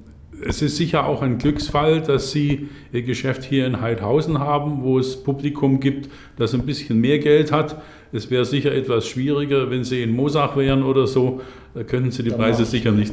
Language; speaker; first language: German; native; German